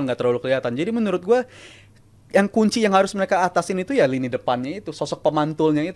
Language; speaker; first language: Indonesian; native; Indonesian